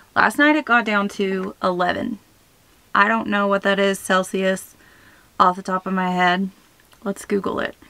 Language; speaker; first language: English; native; English